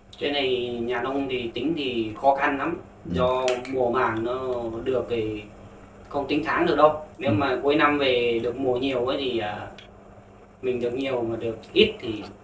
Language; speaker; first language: Vietnamese; non-native, local second language; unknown